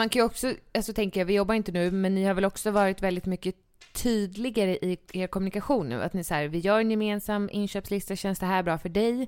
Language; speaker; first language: Swedish; native; Swedish